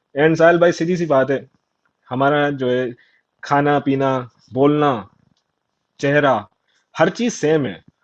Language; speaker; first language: Urdu; non-native, local second language; Sindhi